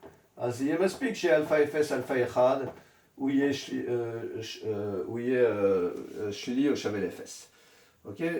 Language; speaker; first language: Hebrew; non-native, fluent; French